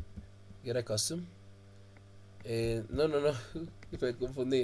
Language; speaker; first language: English; non-native, fluent; Spanish